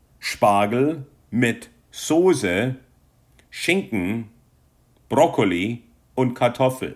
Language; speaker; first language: German; non-native, fluent; English